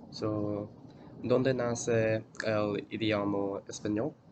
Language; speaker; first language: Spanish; non-native, learner; English